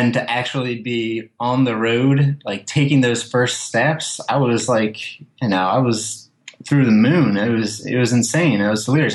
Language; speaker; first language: English; native; English